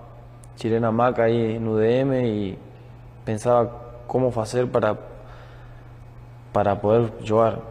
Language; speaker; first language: Portuguese; non-native, learner; Spanish